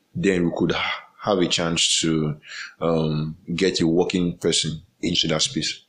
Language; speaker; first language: English; non-native, local second language; Yoruba